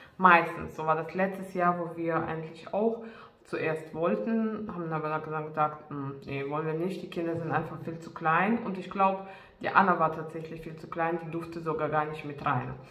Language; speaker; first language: German; non-native, fluent; Russian